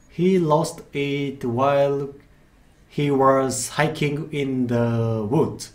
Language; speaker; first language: English; non-native, learner; Japanese